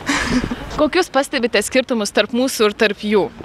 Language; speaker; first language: Lithuanian; native; Lithuanian